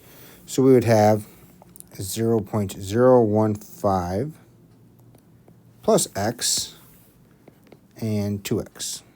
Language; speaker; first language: English; native; English